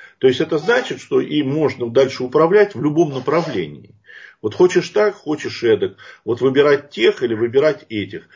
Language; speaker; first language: Russian; native; Russian